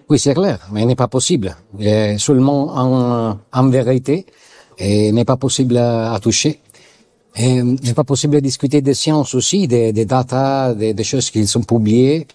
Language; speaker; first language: French; non-native, learner; Italian